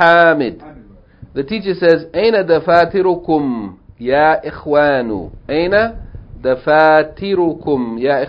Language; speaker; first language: Arabic; non-native, fluent; English